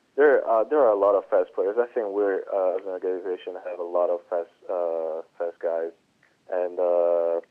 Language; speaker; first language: English; non-native, fluent; Italian